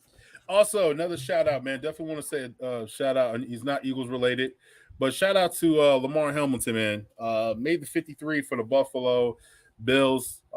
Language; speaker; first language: English; native; English